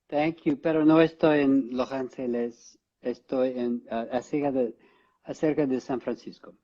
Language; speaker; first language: Spanish; non-native, learner; English